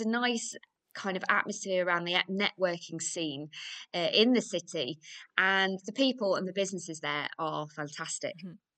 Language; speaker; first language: English; native; English